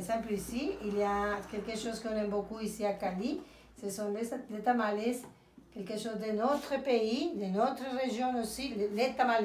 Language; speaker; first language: French; non-native, fluent; Spanish